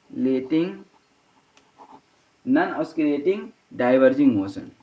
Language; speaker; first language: Hindi; native; Hindi